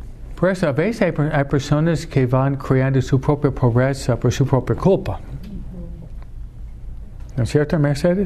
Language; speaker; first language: Spanish; non-native, fluent; English